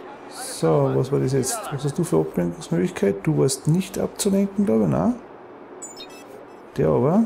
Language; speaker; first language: German; native; German